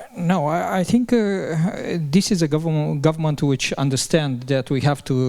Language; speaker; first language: English; non-native, fluent; Romanian